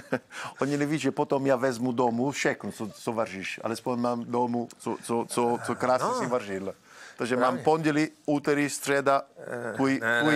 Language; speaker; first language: Czech; non-native, learner; Italian